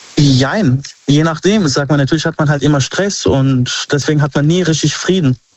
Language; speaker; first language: German; early bilingual, other home language; Arabic